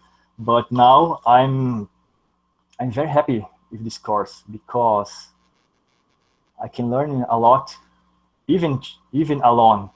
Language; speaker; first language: English; non-native, learner; Portuguese